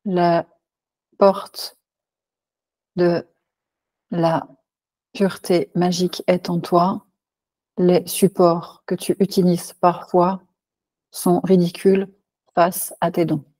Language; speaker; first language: French; native; French